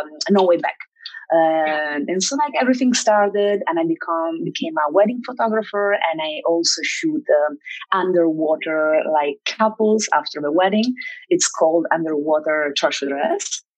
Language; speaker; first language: English; non-native, fluent; Italian